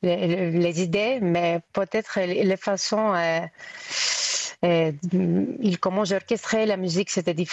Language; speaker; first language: French; non-native, fluent; Greek